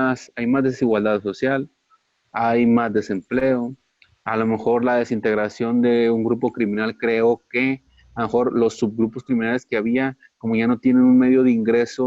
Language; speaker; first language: Spanish; native; Spanish